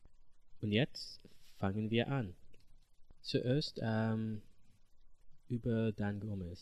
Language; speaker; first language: German; non-native, learner; English